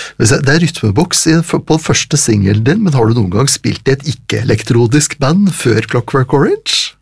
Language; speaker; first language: Norwegian; native; Norwegian